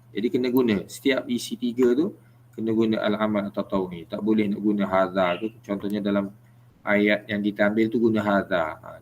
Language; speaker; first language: Malay; native; Malay